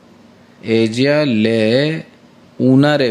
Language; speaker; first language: Spanish; non-native, learner; Hindi